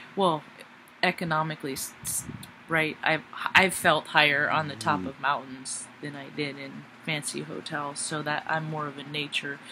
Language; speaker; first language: English; native; English